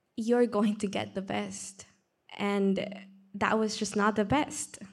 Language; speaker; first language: English; non-native, fluent; Spanish